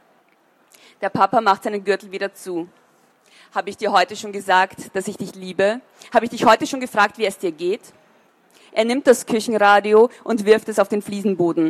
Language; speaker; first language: German; native; German